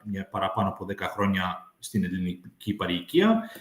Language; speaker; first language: Greek; early bilingual, heritage; English